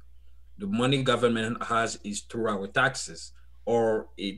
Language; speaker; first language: English; non-native, fluent; French